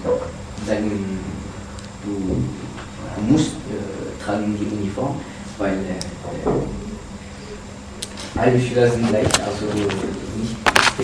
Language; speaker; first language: German; non-native, learner; French